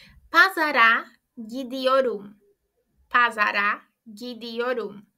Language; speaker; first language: Turkish; non-native, fluent; Portuguese